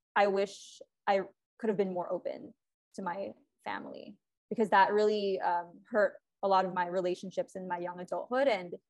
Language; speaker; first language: English; non-native, local second language; Filipino